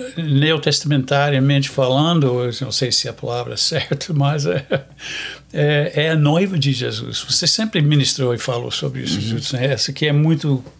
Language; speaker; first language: Portuguese; non-native, fluent; English